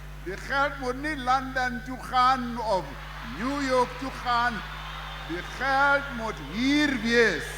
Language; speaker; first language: Afrikaans; non-native, local second language; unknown